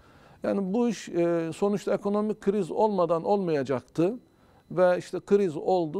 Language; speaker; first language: Turkish; native; Turkish